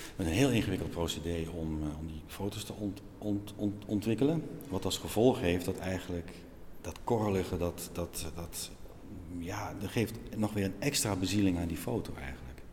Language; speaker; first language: Dutch; native; Dutch